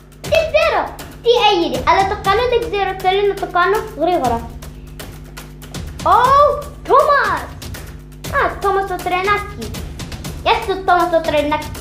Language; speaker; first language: Greek; non-native, learner; Arabic